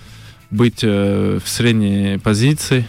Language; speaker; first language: Russian; early bilingual, heritage; French